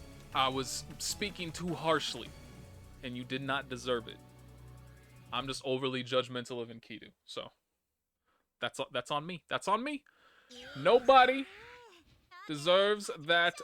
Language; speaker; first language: English; native; English